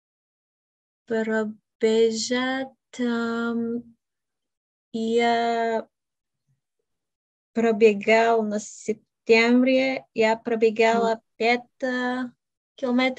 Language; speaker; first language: Russian; non-native, learner; Bulgarian